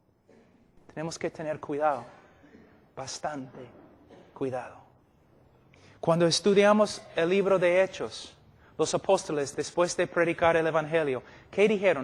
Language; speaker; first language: Spanish; non-native, fluent; English